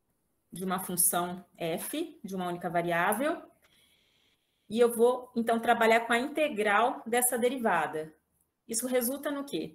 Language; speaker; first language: Portuguese; native; Portuguese